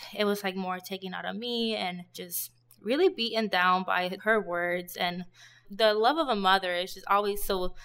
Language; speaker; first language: English; non-native, fluent; Spanish